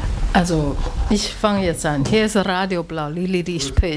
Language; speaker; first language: German; non-native, learner; Chinese